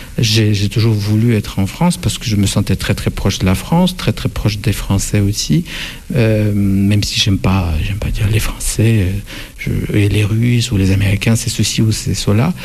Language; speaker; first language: French; non-native, fluent; Russian